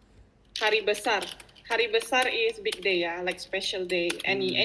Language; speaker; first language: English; non-native, fluent; Indonesian